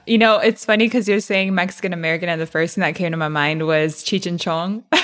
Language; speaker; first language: English; early bilingual, other home language; Spanish